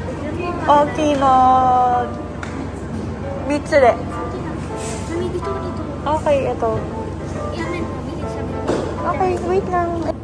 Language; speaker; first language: Japanese; non-native, learner; Filipino